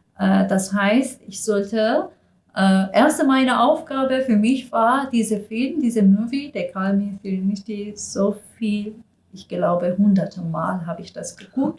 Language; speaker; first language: German; non-native, learner; Persian